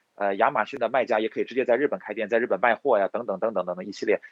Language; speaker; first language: Chinese; native; Chinese